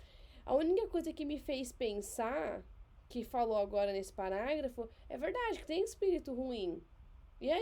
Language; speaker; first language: Portuguese; native; Portuguese